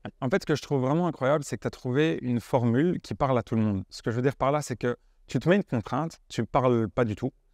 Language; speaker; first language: French; native; French